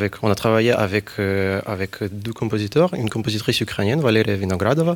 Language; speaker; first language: French; non-native, fluent; Ukrainian